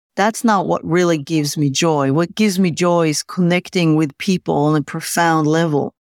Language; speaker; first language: English; non-native, fluent; Hebrew